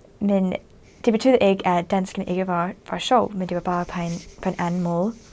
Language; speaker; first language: Danish; non-native, fluent; English